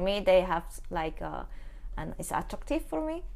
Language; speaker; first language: English; non-native, learner; Spanish